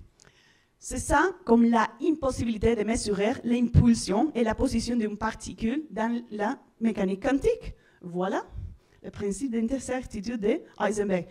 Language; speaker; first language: French; non-native, learner; Spanish